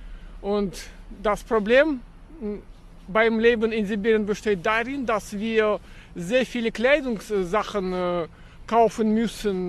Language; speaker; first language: German; non-native, fluent; Russian